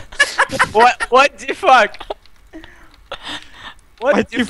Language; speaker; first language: English; non-native, learner; Russian